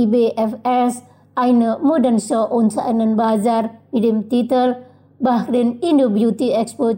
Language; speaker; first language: German; non-native, fluent; Indonesian